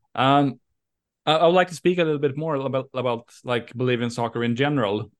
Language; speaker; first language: English; non-native, fluent; Swedish